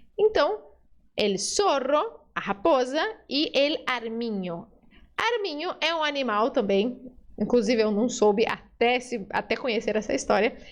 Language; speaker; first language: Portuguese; early bilingual, other home language; Spanish